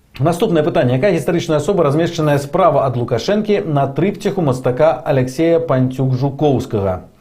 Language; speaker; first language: Belarusian; non-native, local second language; Russian